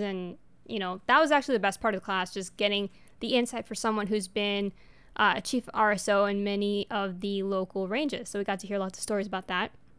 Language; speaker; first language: English; early bilingual, other home language; Spanish